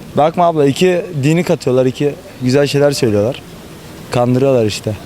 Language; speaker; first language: Turkish; native; Turkish